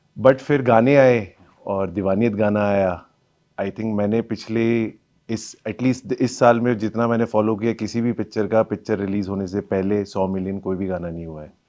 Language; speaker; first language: Hindi; native; Hindi